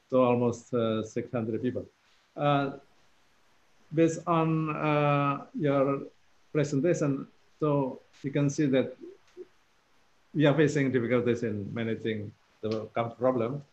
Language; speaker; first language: English; non-native, fluent; Indonesian